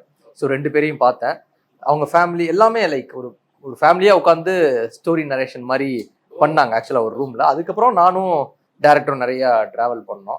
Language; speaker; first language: Tamil; native; Tamil